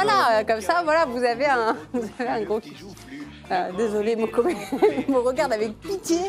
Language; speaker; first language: French; native; French